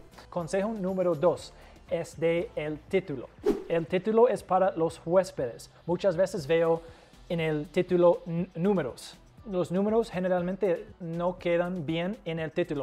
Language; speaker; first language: Spanish; non-native, fluent; English